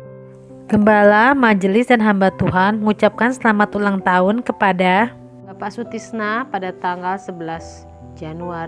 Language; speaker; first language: Indonesian; native; Indonesian